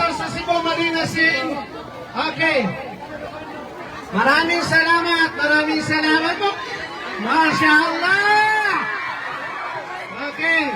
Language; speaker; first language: Filipino; non-native, local second language; Cebuano